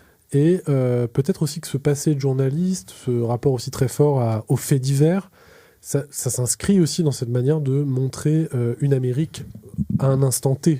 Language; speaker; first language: French; native; French